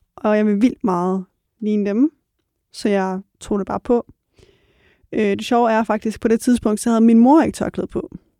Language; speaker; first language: Danish; early bilingual, other home language; Persian